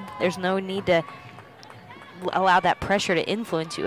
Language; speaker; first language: English; native; English